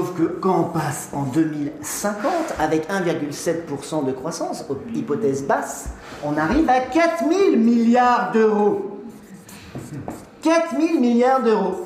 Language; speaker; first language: French; native; French